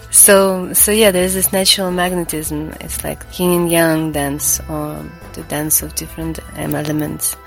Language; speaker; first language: English; non-native, fluent; Latvian